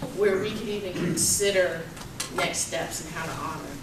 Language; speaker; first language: English; native; English